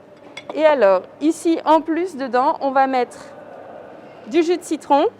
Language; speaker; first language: French; native; French